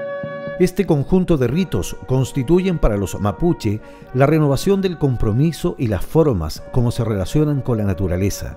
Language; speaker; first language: Spanish; native; Spanish